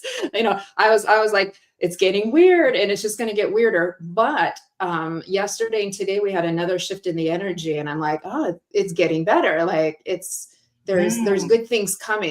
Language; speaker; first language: English; native; English